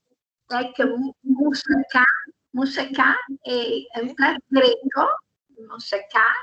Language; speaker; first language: French; non-native, learner; Italian